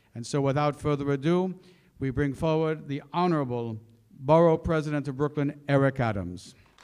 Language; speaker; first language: English; native; English